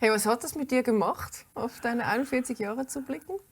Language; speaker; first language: German; native; German